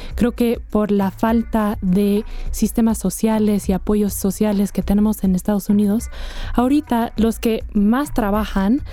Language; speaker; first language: Spanish; non-native, fluent; English